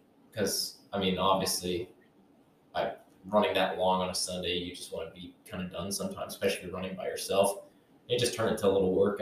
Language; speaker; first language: English; native; English